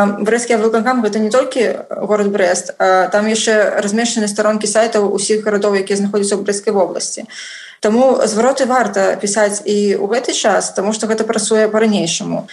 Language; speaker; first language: Belarusian; non-native, local second language; Russian